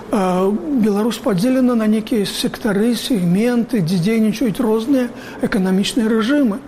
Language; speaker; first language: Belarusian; non-native, local second language; Russian